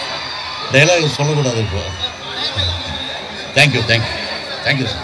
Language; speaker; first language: Tamil; non-native, local second language; Telugu